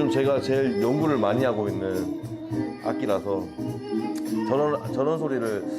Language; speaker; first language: Korean; native; Korean